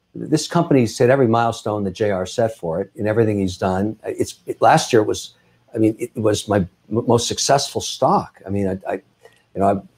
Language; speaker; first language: English; native; English